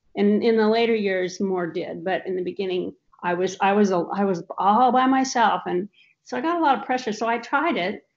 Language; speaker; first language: English; native; English